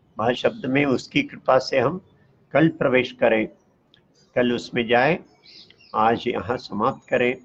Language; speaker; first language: Hindi; non-native, local second language; Tamil